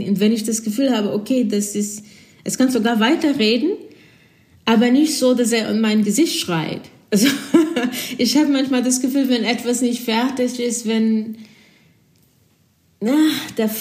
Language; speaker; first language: German; non-native, fluent; Portuguese